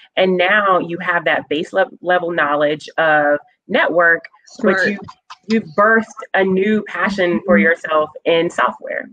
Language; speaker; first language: English; native; English